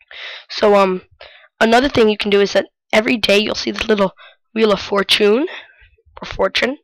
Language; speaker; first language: English; native; English